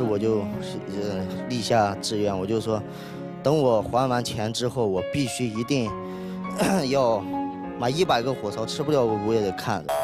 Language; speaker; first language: Chinese; native; Chinese